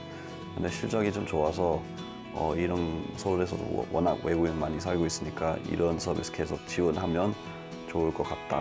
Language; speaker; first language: Korean; non-native, fluent; English